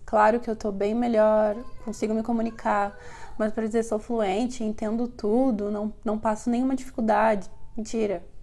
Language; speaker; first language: Portuguese; native; Portuguese